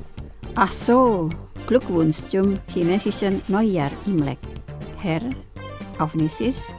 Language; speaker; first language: German; non-native, fluent; Indonesian